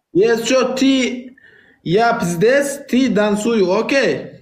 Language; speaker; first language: Russian; non-native, learner; Turkmen